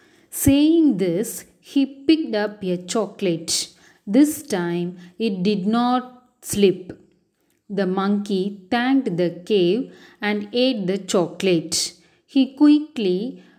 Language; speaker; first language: English; non-native, local second language; Tamil